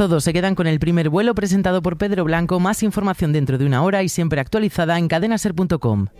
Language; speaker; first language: Spanish; native; Spanish